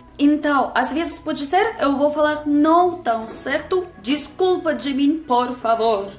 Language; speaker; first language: Portuguese; non-native, learner; Russian